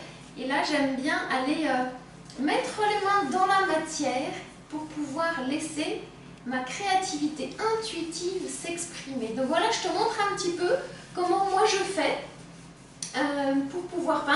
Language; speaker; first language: French; native; French